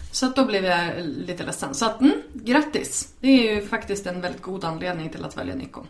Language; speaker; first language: Swedish; native; Swedish